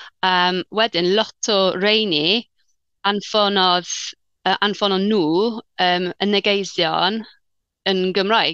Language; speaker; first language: Welsh; non-native, learner; English